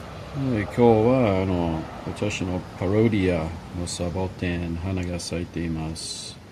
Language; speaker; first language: Japanese; non-native, learner; English